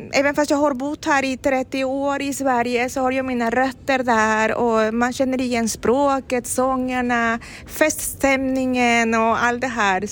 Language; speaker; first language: Swedish; non-native, fluent; Spanish